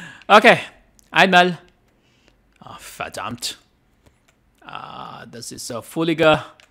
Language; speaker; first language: German; non-native, learner; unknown